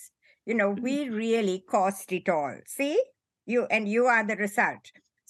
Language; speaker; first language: English; non-native, local second language; Sinhala